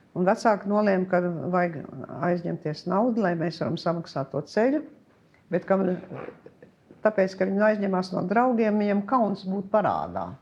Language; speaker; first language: Latvian; early bilingual, heritage; Latvian